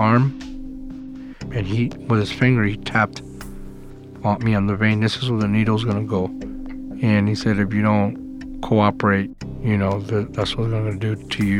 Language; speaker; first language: English; native; English